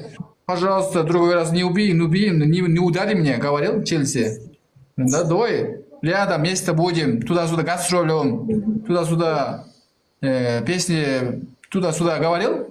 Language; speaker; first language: Russian; non-native, learner; Kyrgyz